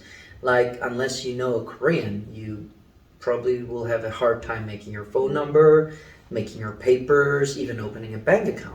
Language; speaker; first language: English; non-native, fluent; Greek